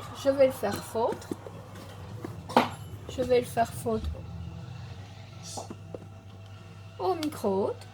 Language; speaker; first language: French; native; French